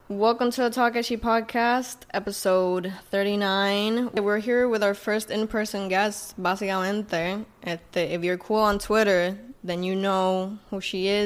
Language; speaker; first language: English; non-native, local second language; Spanish